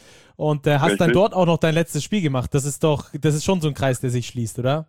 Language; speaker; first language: German; native; German